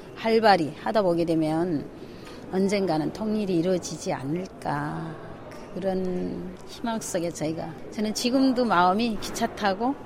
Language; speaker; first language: Korean; native; Korean